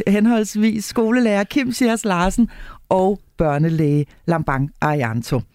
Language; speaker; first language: Danish; native; Danish